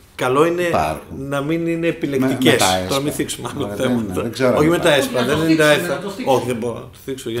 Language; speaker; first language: Greek; native; Greek